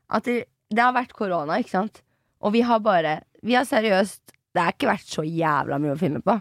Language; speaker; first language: Norwegian; early bilingual, other home language; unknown